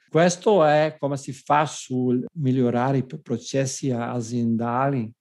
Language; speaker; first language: Italian; non-native, fluent; Dutch